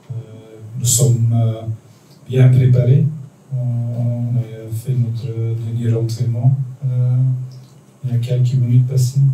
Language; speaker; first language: French; non-native, local second language; Dutch